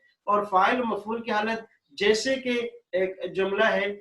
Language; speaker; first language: Urdu; native; Urdu